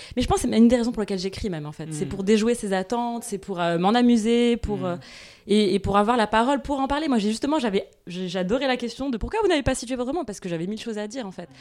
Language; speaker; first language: French; non-native, local second language; Arabic